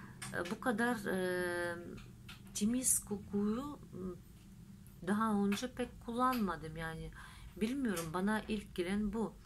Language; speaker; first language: Turkish; non-native, fluent; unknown